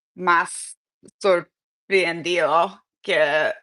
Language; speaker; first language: Spanish; early bilingual, other home language; English